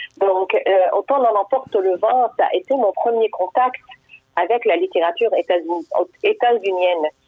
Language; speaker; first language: French; non-native, fluent; Arabic